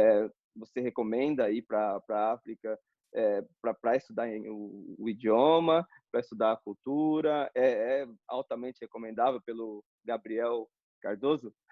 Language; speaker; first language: Portuguese; native; Portuguese